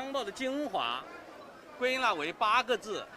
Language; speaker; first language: Chinese; native; Chinese